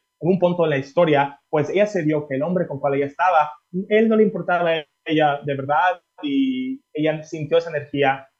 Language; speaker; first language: Spanish; early bilingual, heritage; Spanish